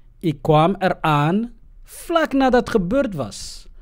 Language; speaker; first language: Dutch; non-native, fluent; Somali